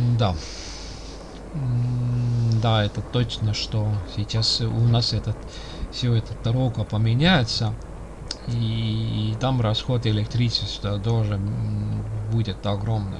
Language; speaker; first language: Russian; non-native, local second language; Estonian